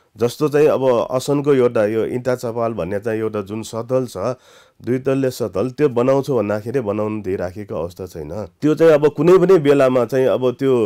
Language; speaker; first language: Nepali; non-native, local second language; Newari